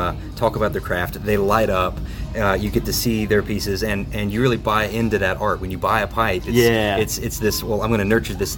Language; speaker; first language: English; native; English